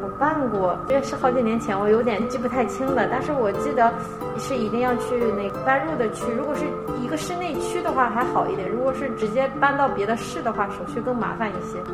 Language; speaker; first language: Chinese; native; Chinese